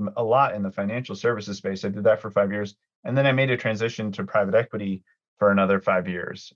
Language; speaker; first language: English; early bilingual, other home language; Greek